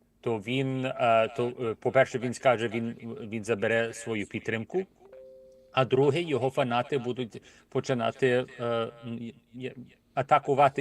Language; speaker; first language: Ukrainian; early bilingual, heritage; Ukrainian